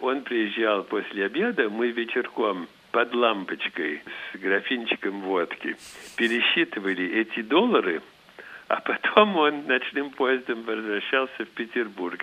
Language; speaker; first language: Russian; early bilingual, heritage; Russian